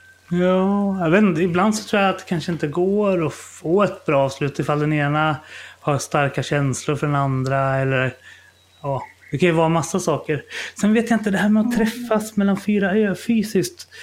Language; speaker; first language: Swedish; native; Swedish